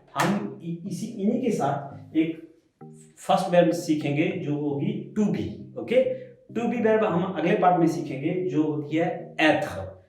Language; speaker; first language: Hindi; native; Hindi